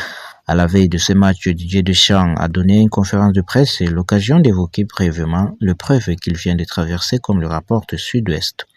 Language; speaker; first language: French; native; French